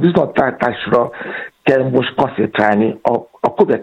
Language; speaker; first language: Hungarian; non-native, learner; Yoruba